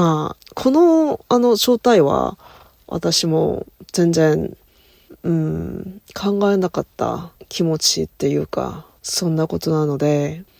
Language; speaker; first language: Japanese; non-native, learner; Korean